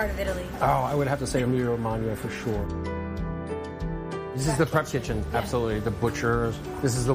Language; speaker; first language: English; native; English